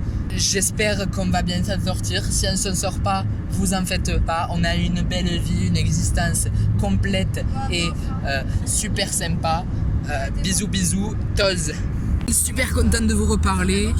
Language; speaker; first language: French; native; French